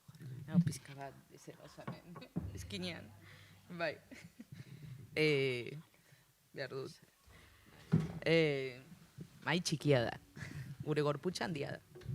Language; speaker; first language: Basque; non-native, learner; Spanish